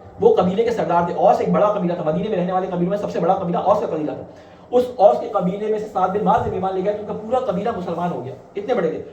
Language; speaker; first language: Urdu; native; Urdu